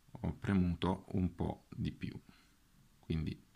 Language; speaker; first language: Italian; native; Italian